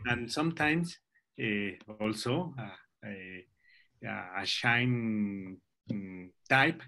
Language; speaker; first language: English; non-native, learner; Spanish